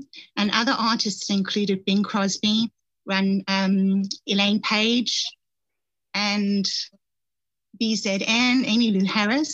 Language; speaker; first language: English; native; English